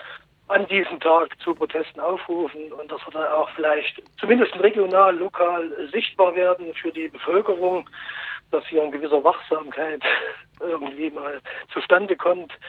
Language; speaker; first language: German; native; German